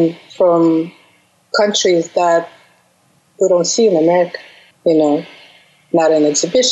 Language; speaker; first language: English; non-native, fluent; Russian